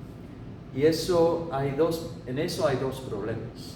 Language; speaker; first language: Spanish; non-native, fluent; English